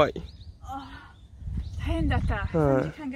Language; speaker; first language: Japanese; non-native, learner; English